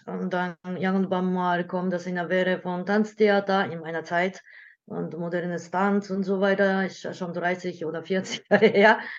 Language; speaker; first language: German; non-native, learner; Japanese